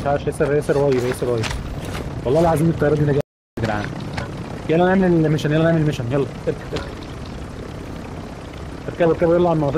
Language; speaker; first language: Arabic; native; Arabic